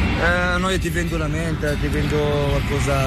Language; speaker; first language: Italian; non-native, learner; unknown